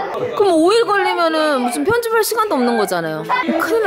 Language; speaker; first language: Korean; native; Korean